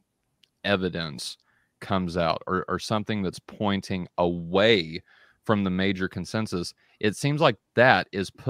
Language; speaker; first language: English; native; English